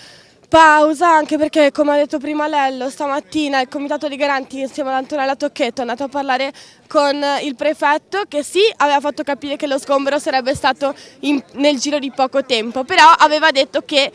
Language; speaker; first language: Italian; native; Italian